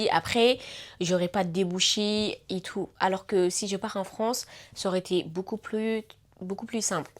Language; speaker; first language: French; non-native, local second language; Wolof